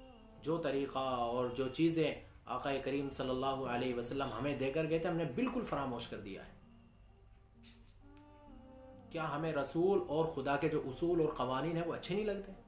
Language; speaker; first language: Urdu; native; Urdu